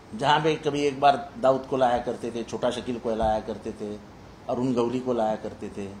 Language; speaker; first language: Hindi; non-native, local second language; Marathi